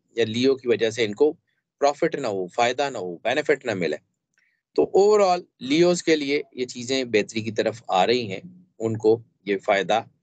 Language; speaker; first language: Urdu; native; Urdu